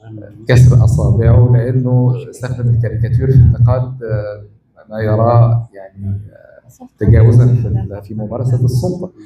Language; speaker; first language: Arabic; native; Arabic